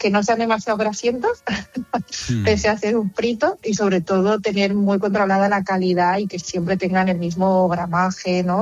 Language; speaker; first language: Spanish; native; Spanish